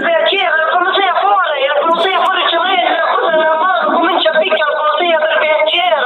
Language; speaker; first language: Italian; non-native, learner; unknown